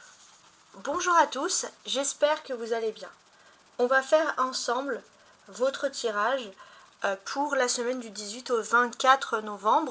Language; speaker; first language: French; native; French